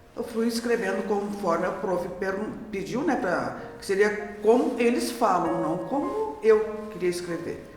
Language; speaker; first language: Portuguese; native; Portuguese